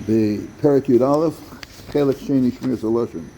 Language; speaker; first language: Hebrew; non-native, fluent; English